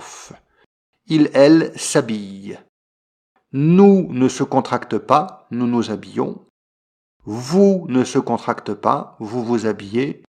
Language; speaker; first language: French; native; French